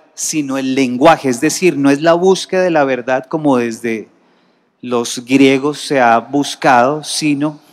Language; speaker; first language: Spanish; native; Spanish